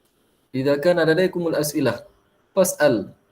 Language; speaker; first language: Arabic; non-native, fluent; Malay